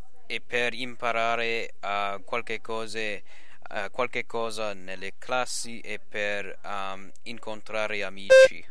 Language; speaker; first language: Italian; non-native, learner; English